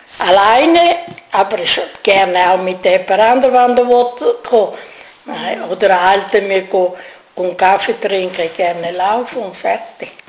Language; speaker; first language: German; non-native, learner; Italian